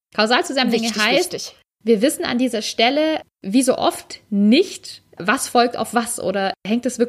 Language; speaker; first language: German; native; German